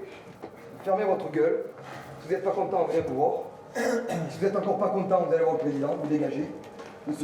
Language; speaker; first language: French; native; French